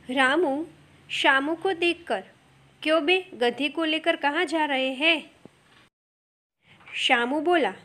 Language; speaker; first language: Hindi; non-native, local second language; Gujarati